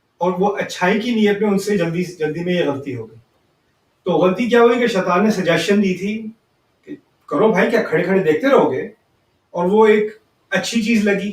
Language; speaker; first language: Urdu; early bilingual, heritage; Urdu